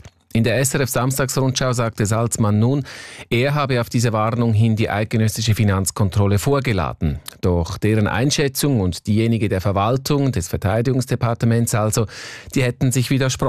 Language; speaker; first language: German; native; German